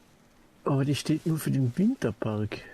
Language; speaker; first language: German; native; German